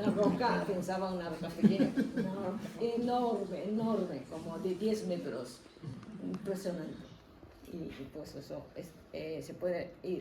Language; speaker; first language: Spanish; non-native, fluent; Japanese